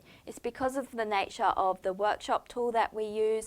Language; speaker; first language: English; native; English